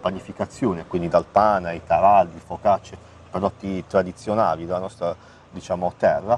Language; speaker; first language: Italian; native; Italian